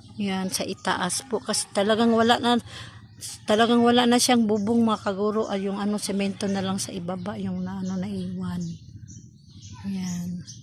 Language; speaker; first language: Filipino; non-native, local second language; Cebuano